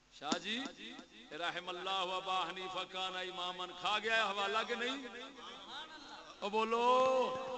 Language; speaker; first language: Urdu; non-native, local second language; Saraiki